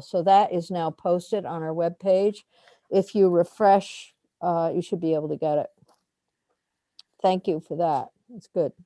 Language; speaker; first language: English; native; English